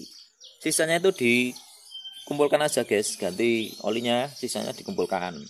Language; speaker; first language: Indonesian; native; Indonesian